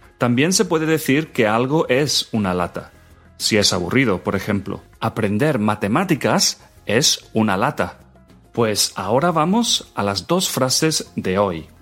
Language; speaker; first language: Spanish; native; Spanish